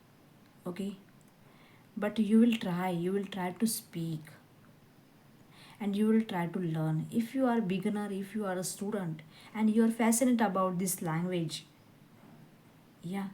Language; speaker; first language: English; non-native, learner; Hindi